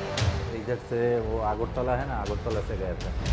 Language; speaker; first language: Hindi; non-native, learner; Bangla